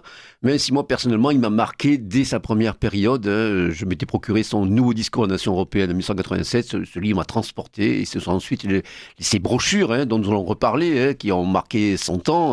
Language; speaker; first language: French; native; French